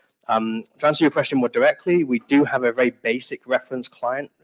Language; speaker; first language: English; native; English